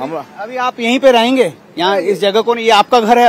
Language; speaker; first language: Hindi; native; Hindi